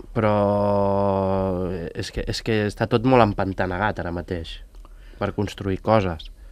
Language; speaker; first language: Catalan; native; Catalan